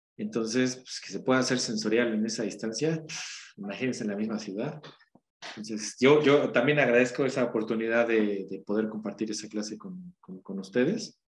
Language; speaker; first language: Spanish; native; Spanish